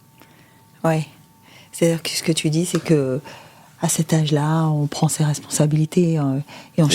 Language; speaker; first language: French; native; French